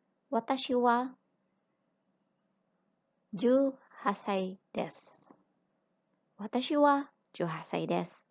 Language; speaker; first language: Japanese; non-native, learner; Filipino